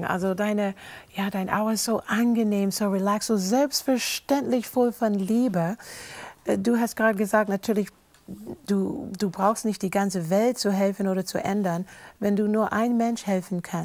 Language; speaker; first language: German; non-native, fluent; English